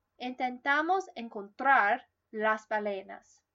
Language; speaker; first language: Spanish; non-native, learner; English